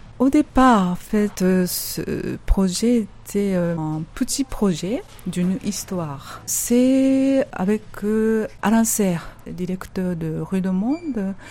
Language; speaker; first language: French; non-native, fluent; Japanese